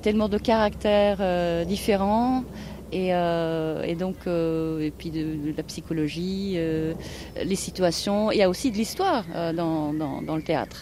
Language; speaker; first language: French; non-native, fluent; Norwegian